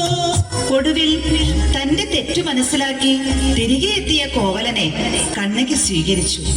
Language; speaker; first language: Malayalam; native; Malayalam